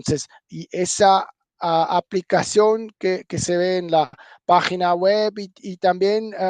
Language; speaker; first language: Spanish; non-native, fluent; German